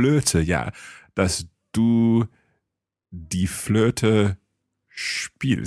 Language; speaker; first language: German; non-native, learner; English